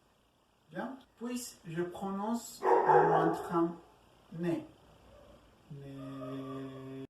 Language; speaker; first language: French; non-native, learner; Spanish